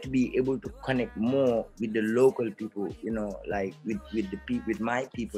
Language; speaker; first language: English; non-native, local second language; Mandingo